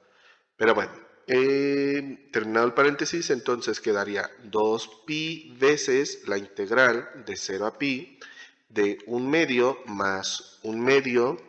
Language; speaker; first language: Spanish; native; Spanish